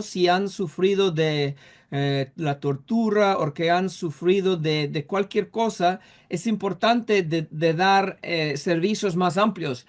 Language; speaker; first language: Spanish; non-native, fluent; English